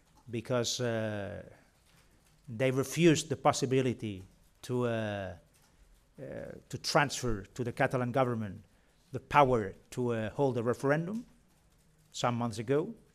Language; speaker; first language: English; non-native, fluent; Catalan